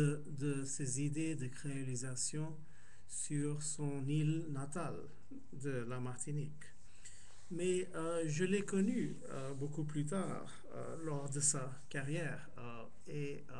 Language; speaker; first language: French; non-native, fluent; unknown